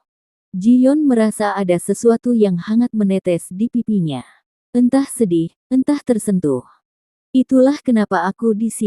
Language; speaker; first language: Indonesian; native; Indonesian